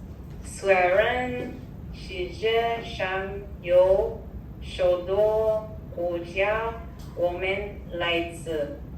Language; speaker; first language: Chinese; non-native, learner; English